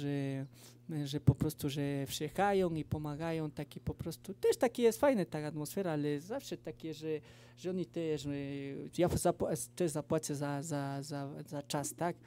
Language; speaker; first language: Polish; non-native, fluent; Spanish